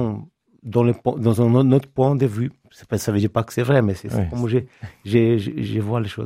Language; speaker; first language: French; non-native, fluent; Portuguese